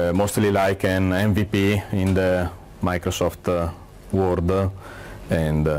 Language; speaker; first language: English; non-native, fluent; Italian